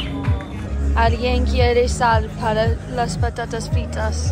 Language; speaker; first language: Spanish; non-native, fluent; English